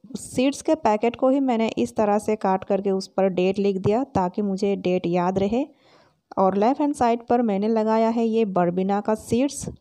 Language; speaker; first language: Hindi; native; Hindi